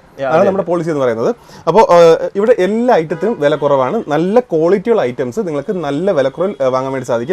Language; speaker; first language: Malayalam; native; Malayalam